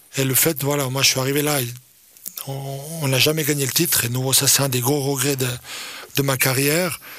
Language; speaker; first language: French; early bilingual, other home language; Croatian